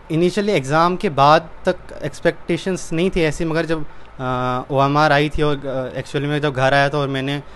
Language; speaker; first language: Hindi; native; Hindi